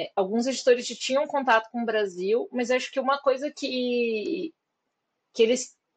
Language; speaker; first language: Portuguese; native; Portuguese